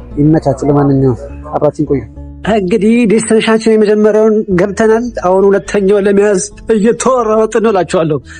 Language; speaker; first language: Amharic; native; Amharic